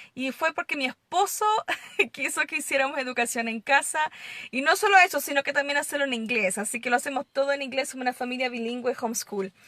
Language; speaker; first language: Spanish; non-native, fluent; English